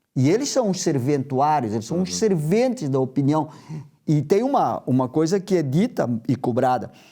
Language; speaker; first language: Portuguese; native; Portuguese